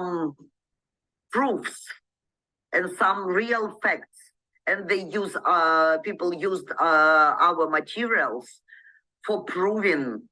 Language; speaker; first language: English; non-native, learner; Ukrainian